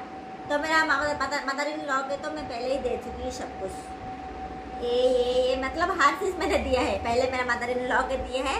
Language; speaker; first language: Hindi; non-native, local second language; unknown